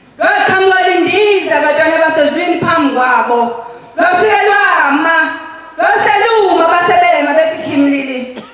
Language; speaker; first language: Zulu; native; Zulu